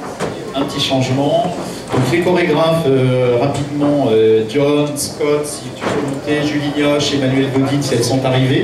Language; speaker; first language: French; native; French